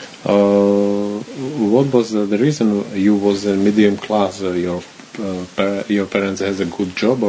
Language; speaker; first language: English; non-native, learner; Slovak